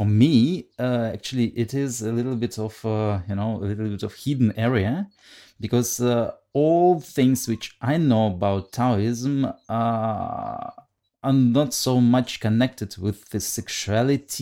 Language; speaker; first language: English; non-native, fluent; Russian